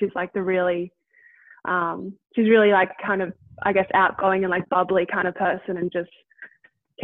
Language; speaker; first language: English; native; English